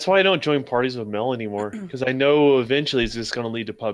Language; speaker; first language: English; native; English